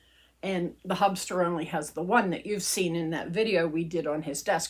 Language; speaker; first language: English; native; English